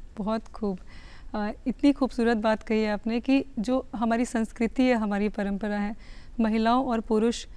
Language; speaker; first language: Hindi; native; Hindi